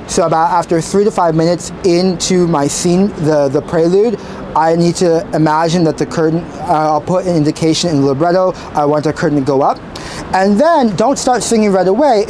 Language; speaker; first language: English; native; English